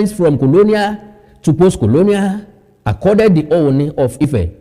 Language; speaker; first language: English; non-native, local second language; Yoruba